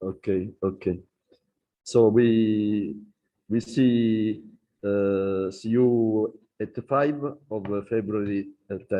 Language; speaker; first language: English; non-native, learner; Italian